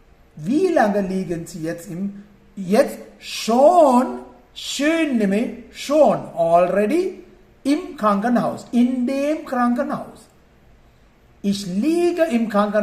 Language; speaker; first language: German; non-native, fluent; Sinhala